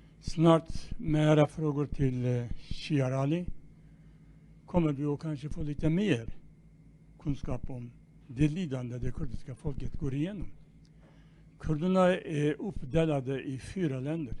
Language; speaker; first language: Swedish; non-native, fluent; Kurdish